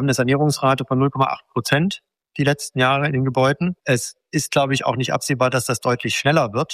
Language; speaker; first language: German; native; German